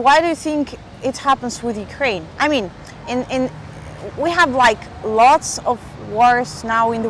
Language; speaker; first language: English; non-native, fluent; Spanish